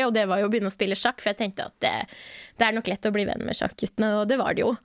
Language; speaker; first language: Norwegian; early bilingual, other home language; Persian